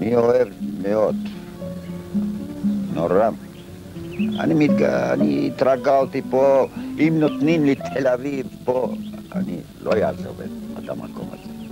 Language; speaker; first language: Hebrew; non-native, fluent; Ladino